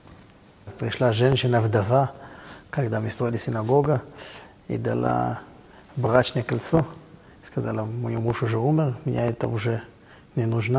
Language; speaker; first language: Russian; non-native, fluent; Hebrew